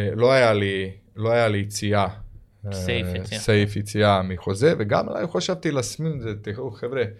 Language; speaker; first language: Hebrew; non-native, fluent; Croatian